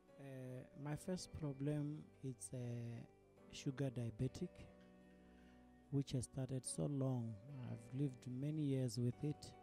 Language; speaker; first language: English; non-native, local second language; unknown